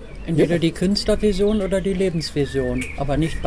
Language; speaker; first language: German; native; German